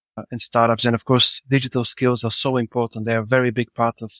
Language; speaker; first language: English; non-native, fluent; Bulgarian